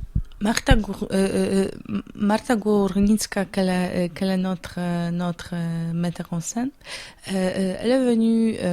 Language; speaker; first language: French; non-native, learner; Polish